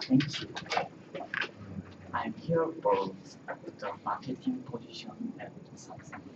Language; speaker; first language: English; non-native, learner; Korean